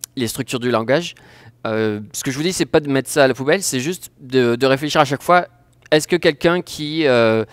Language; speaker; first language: French; native; French